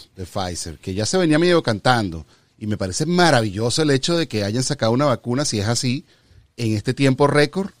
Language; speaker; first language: Spanish; native; Spanish